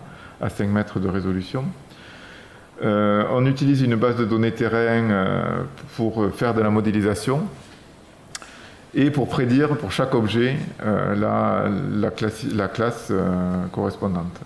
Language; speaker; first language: French; native; French